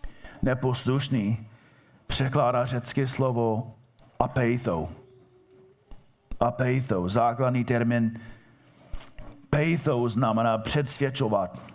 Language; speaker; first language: Czech; non-native, fluent; English